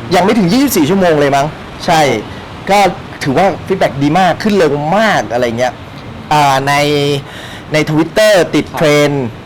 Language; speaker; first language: Thai; native; Thai